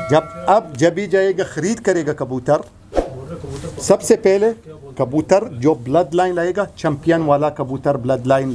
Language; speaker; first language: Hindi; non-native, learner; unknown